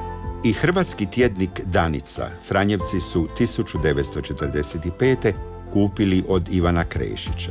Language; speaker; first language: Croatian; native; Croatian